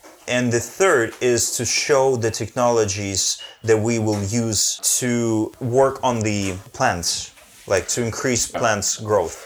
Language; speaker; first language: English; non-native, fluent; Ukrainian